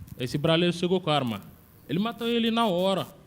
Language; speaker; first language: Portuguese; non-native, learner; Wolof